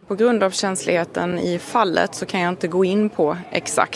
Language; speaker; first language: Swedish; native; Swedish